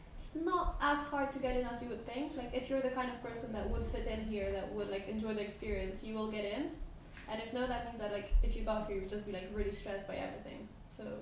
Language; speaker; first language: English; non-native, fluent; Polish